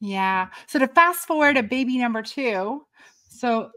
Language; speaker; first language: English; native; English